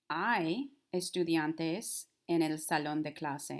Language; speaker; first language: Spanish; non-native, fluent; English